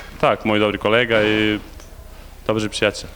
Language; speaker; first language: Polish; non-native, learner; Serbian